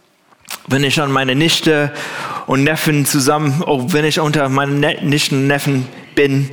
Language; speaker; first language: German; non-native, fluent; English